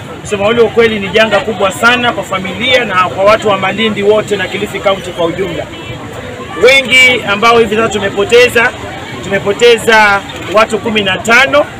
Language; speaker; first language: Swahili; native; Swahili